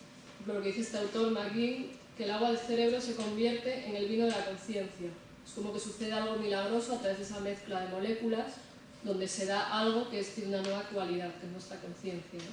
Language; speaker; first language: Spanish; native; Spanish